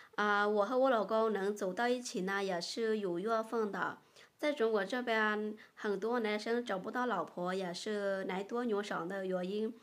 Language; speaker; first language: Chinese; non-native, fluent; Lao